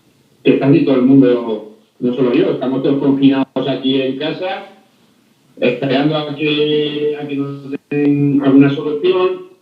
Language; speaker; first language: Spanish; native; Spanish